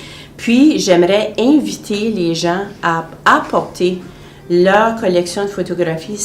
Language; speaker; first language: French; native; French